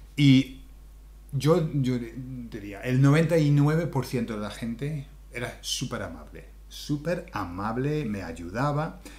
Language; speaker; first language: Spanish; non-native, fluent; English